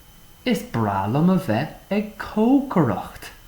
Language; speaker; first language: Irish; non-native, local second language; English